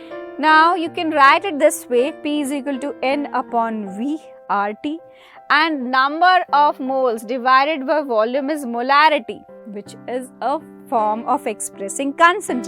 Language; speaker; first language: English; non-native, local second language; Hindi